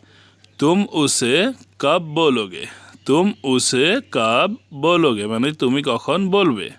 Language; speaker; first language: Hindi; non-native, learner; Bangla